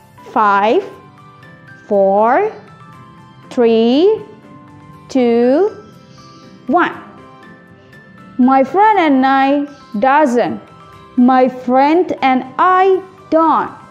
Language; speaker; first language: English; non-native, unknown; Indonesian